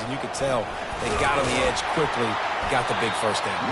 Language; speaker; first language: English; native; English